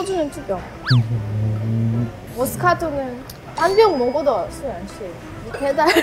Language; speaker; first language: Korean; non-native, learner; Russian